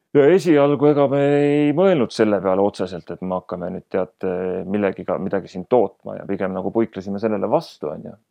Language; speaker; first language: Estonian; native; Estonian